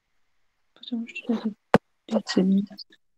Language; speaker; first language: Russian; non-native, learner; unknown